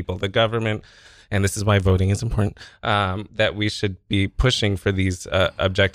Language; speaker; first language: English; native; English